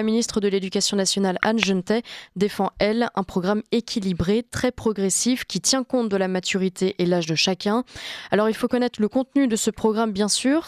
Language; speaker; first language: French; native; French